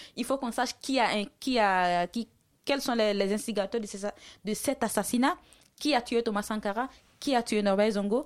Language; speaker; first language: French; non-native, local second language; Dyula